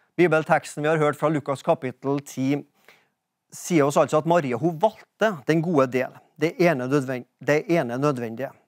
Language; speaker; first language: Norwegian; native; Norwegian